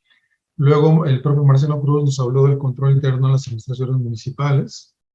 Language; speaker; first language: Spanish; native; Spanish